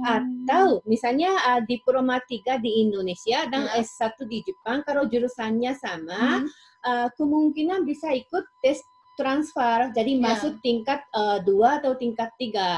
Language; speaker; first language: Indonesian; non-native, fluent; Japanese